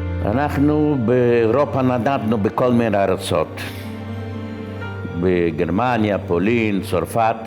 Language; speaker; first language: Hebrew; non-native, fluent; Yiddish